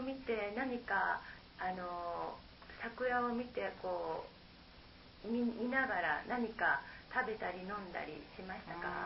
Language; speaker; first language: Japanese; native; Japanese